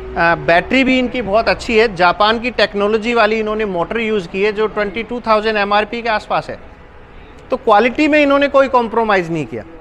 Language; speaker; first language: Hindi; native; Hindi